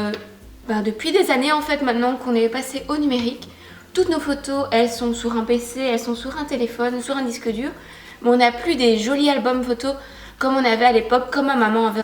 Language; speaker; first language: French; native; French